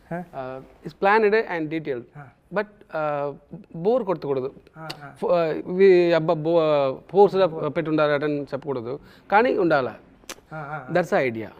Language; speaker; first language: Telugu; non-native, local second language; Tamil